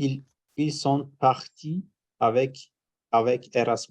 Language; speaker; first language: French; non-native, learner; Turkish